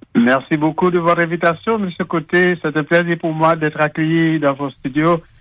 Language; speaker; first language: French; non-native, local second language; Haitian Creole